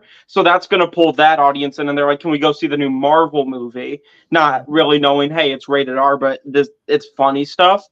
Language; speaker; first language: English; native; English